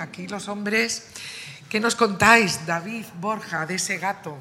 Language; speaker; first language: Spanish; native; Spanish